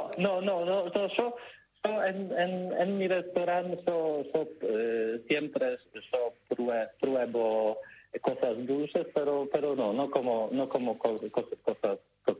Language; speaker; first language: Spanish; non-native, learner; Polish